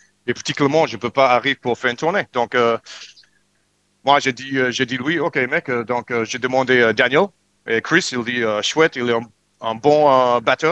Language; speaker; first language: French; non-native, learner; English